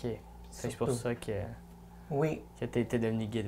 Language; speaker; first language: French; native; French